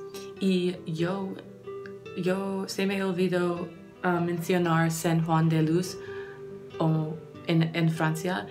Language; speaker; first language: Spanish; non-native, learner; English